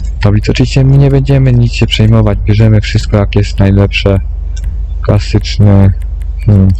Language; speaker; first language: Polish; native; Polish